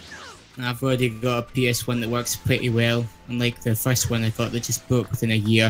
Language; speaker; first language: English; native; English